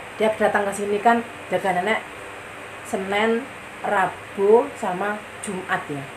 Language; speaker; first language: Indonesian; native; Indonesian